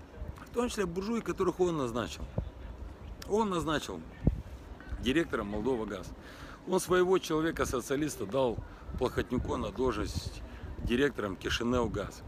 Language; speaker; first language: Russian; native; Russian